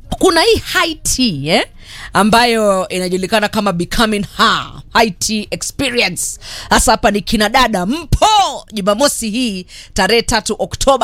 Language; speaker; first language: Swahili; native; Swahili